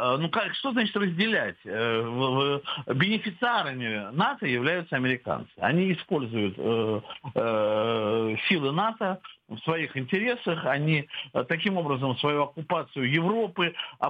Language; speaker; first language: Russian; native; Russian